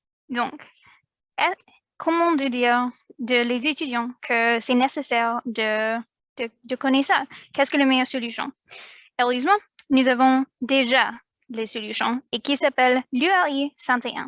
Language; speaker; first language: French; non-native, learner; English